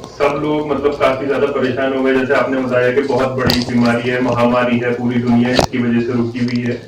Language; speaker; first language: Hindi; native; Hindi